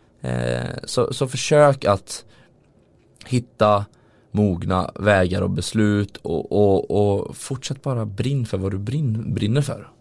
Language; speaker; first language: Swedish; native; Swedish